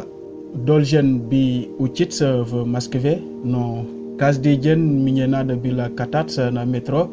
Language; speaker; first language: Russian; non-native, learner; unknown